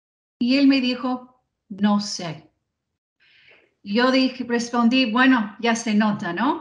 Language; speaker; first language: Spanish; non-native, fluent; English